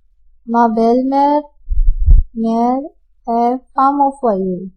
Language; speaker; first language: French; non-native, fluent; Hindi